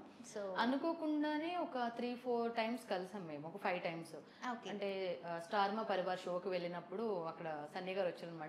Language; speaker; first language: Telugu; native; Telugu